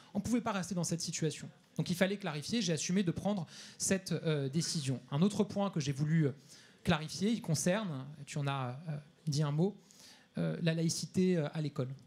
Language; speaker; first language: French; native; French